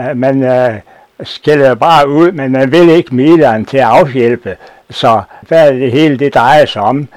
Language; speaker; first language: Danish; native; Danish